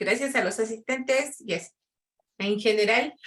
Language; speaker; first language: Spanish; native; Spanish